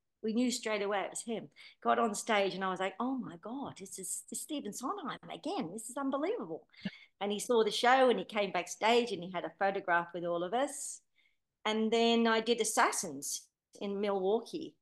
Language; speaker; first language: English; native; English